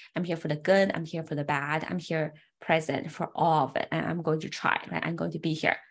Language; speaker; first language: English; early bilingual, other home language; Chinese